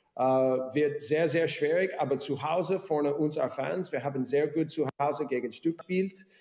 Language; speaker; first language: German; non-native, learner; English